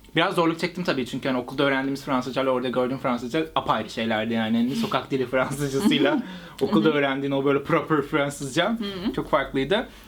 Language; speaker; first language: Turkish; native; Turkish